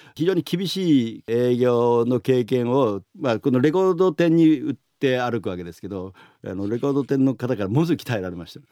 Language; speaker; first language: Japanese; native; Japanese